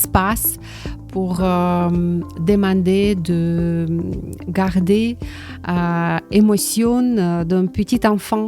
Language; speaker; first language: French; non-native, learner; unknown